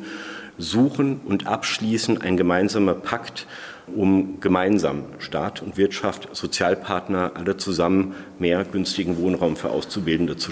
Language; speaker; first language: German; native; German